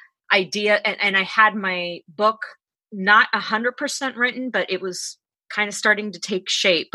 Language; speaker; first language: English; native; English